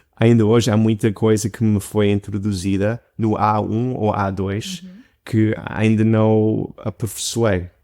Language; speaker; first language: Portuguese; non-native, fluent; English